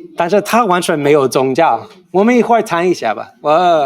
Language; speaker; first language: Chinese; non-native, fluent; English